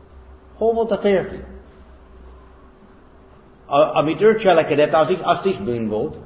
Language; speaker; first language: Hungarian; non-native, fluent; English